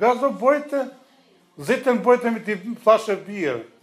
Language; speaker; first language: Dutch; non-native, learner; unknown